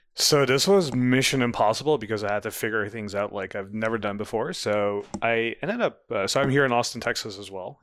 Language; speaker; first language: English; non-native, fluent; Dutch